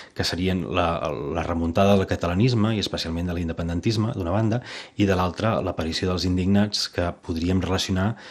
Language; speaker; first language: Catalan; native; Catalan